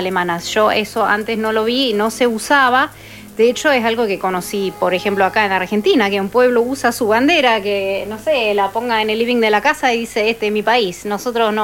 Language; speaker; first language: Spanish; non-native, fluent; German